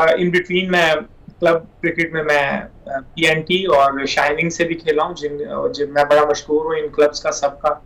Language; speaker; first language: Urdu; non-native, local second language; Punjabi